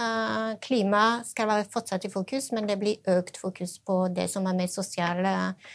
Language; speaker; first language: Norwegian; non-native, fluent; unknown